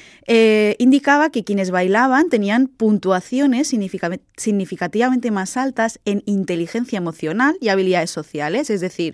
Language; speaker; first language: Spanish; native; Spanish